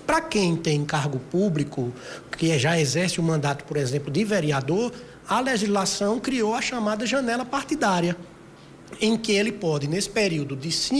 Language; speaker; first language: Portuguese; native; Portuguese